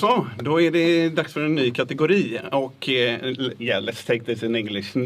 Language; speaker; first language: Swedish; native; Swedish